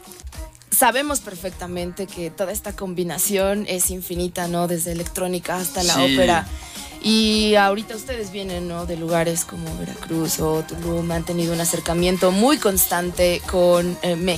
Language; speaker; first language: Spanish; native; Spanish